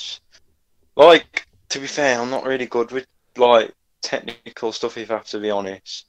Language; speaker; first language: English; native; English